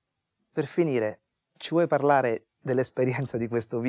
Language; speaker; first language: Italian; native; Italian